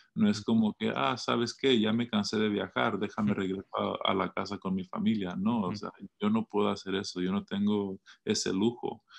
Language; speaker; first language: Spanish; early bilingual, heritage; Spanish